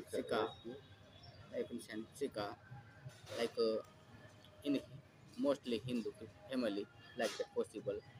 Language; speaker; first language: English; non-native, learner; Hindi